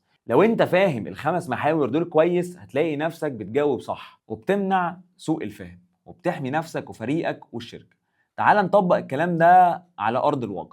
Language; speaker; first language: Arabic; native; Arabic